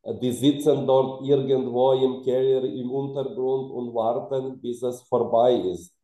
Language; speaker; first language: German; non-native, fluent; Ukrainian